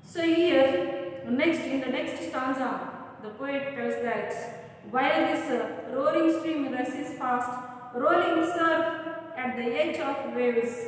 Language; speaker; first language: English; non-native, local second language; Kannada